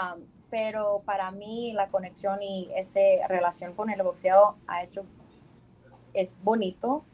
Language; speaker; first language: Spanish; early bilingual, heritage; Spanish